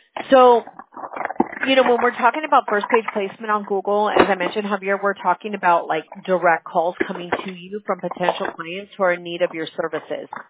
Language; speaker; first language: English; early bilingual, other home language; Spanish